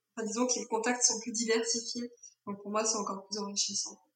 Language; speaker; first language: French; native; French